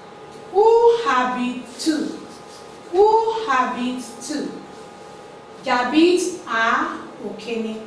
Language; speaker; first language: French; non-native, fluent; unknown